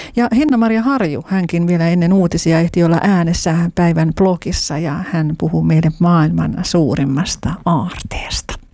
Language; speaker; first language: Finnish; native; Finnish